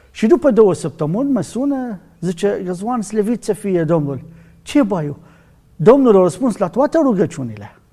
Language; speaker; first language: Romanian; non-native, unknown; Arabic